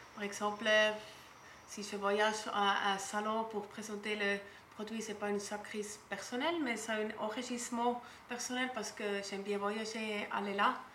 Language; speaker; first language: French; non-native, learner; German